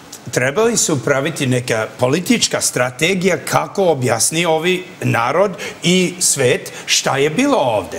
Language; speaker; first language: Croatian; early bilingual, heritage; English